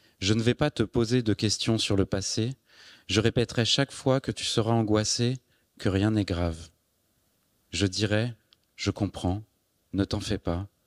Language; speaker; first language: French; native; French